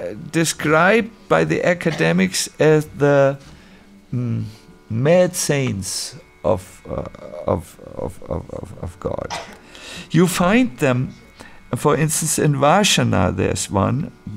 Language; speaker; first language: English; non-native, fluent; German